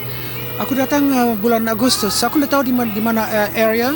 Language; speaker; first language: Indonesian; early bilingual, heritage; Indonesian